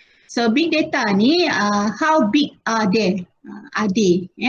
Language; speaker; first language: English; non-native, local second language; Malay